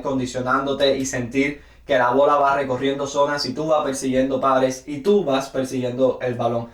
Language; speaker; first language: Spanish; native; Spanish